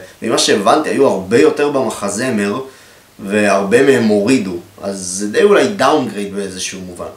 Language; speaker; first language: Hebrew; native; Hebrew